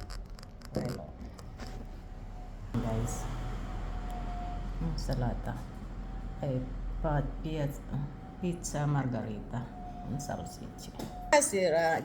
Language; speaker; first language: Italian; non-native, learner; Filipino